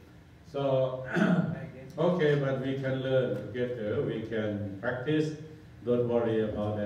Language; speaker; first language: English; non-native, learner; Thai